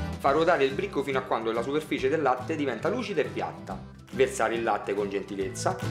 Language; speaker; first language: Italian; native; Italian